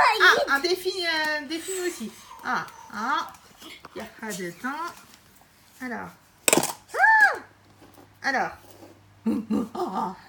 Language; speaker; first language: French; native; French